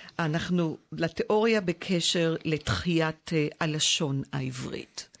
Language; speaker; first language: Hebrew; native; Hebrew